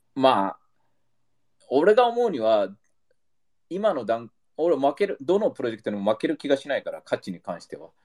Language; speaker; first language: Japanese; early bilingual, heritage; English